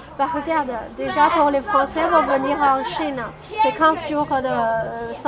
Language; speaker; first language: French; non-native, fluent; Chinese